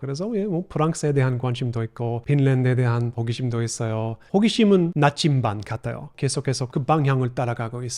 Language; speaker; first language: Korean; non-native, fluent; English